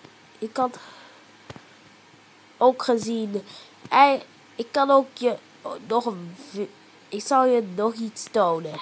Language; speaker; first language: Dutch; early bilingual, heritage; Dutch